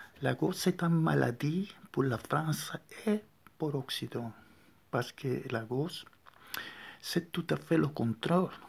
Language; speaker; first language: French; non-native, learner; Spanish